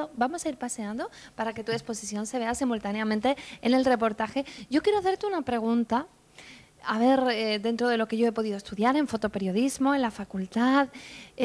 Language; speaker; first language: Spanish; native; Spanish